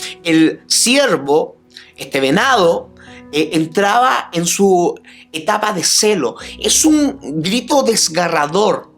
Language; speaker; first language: Spanish; native; Spanish